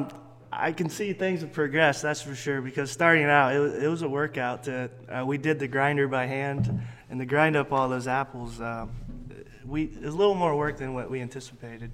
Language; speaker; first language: English; native; English